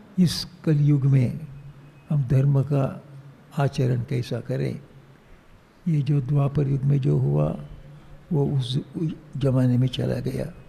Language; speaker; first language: Hindi; non-native, local second language; Tamil